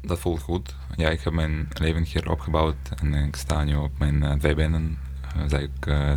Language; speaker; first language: Dutch; non-native, fluent; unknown